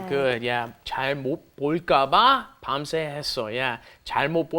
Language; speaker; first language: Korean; non-native, fluent; English